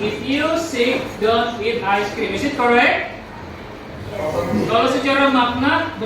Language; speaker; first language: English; non-native, fluent; Indonesian